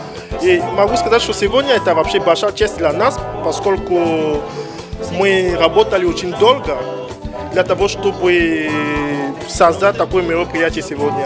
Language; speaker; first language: Russian; non-native, fluent; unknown